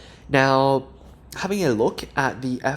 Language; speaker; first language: English; native; English